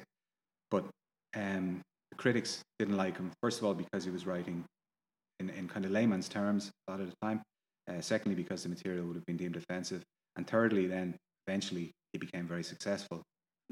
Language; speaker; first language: English; native; English